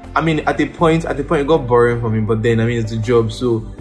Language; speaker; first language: English; non-native, local second language; Yoruba